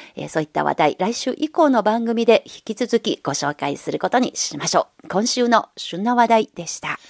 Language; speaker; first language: Japanese; non-native, local second language; Chinese